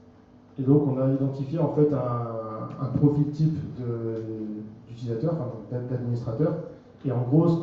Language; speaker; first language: French; native; French